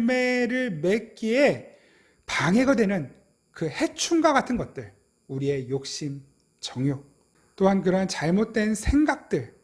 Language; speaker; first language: Korean; native; Korean